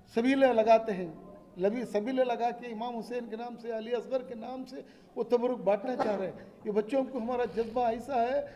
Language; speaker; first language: Hindi; non-native, local second language; Urdu